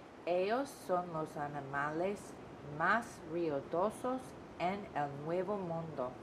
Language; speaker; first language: Spanish; non-native, learner; English